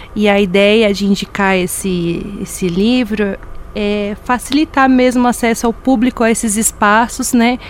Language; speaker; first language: Portuguese; native; Portuguese